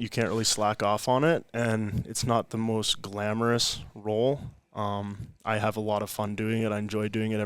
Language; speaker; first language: English; native; English